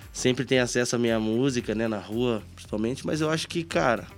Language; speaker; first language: Portuguese; native; Portuguese